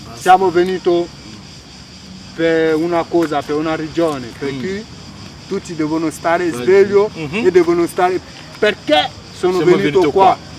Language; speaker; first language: Italian; non-native, fluent; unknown